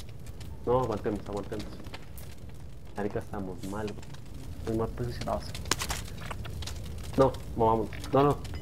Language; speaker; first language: Spanish; native; Spanish